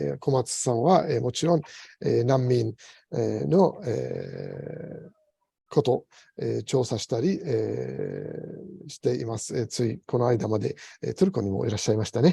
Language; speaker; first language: Japanese; non-native, fluent; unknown